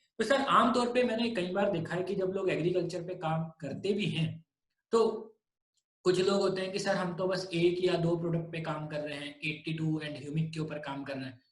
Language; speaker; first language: Hindi; native; Hindi